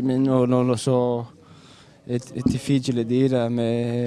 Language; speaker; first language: Italian; non-native, learner; Danish